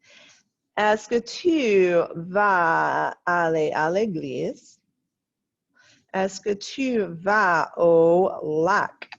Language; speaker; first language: French; non-native, fluent; English